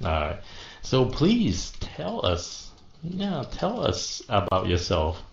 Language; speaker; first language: English; non-native, fluent; Vietnamese